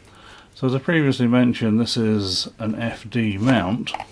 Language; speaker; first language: English; native; English